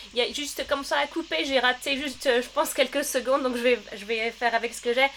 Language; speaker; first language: French; early bilingual, heritage; French